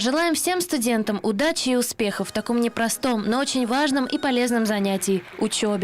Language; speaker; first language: Russian; native; Russian